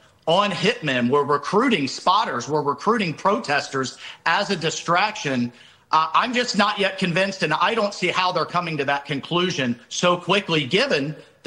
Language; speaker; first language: English; native; English